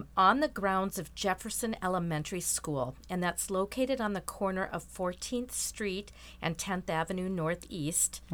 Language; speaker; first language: English; native; English